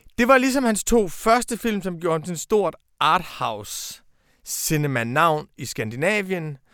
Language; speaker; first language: Danish; native; Danish